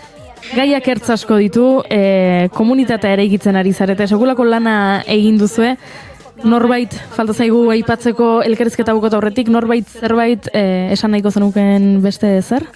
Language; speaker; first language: Basque; native; Basque